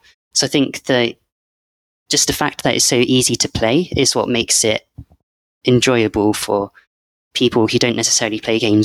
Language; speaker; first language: English; native; English